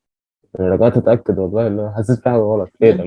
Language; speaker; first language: Arabic; native; Arabic